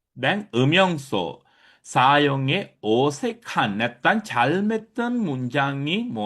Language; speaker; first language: Korean; non-native, fluent; Sinhala